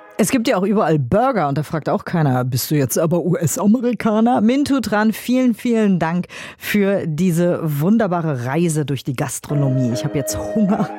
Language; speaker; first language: German; native; German